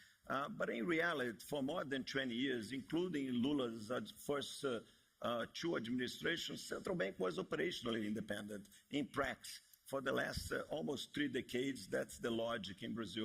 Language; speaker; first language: English; non-native, fluent; Portuguese